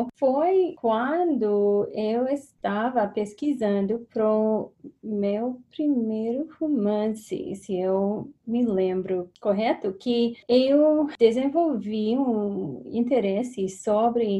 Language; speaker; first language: Portuguese; non-native, fluent; English